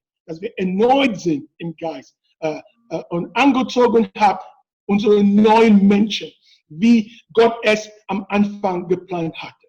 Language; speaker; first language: German; non-native, fluent; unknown